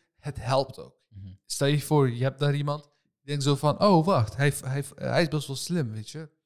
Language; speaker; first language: Dutch; early bilingual, other home language; Turkish